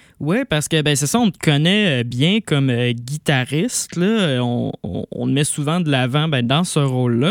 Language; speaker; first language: French; native; French